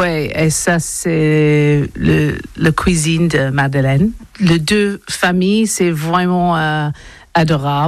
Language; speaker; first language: French; non-native, learner; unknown